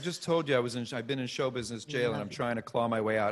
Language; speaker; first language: English; native; English